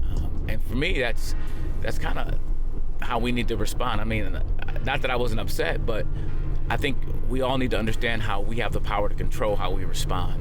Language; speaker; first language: English; native; English